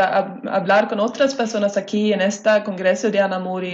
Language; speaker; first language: Spanish; non-native, learner; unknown